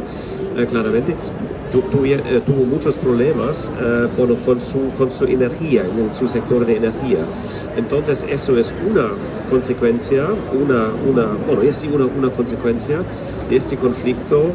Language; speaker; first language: Spanish; non-native, fluent; German